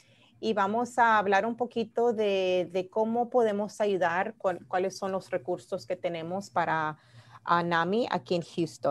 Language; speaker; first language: Spanish; early bilingual, heritage; Spanish